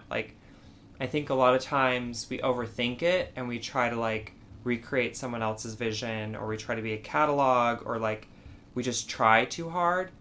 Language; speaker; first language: English; native; English